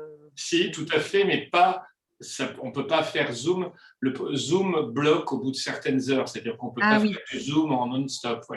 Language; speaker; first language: French; native; French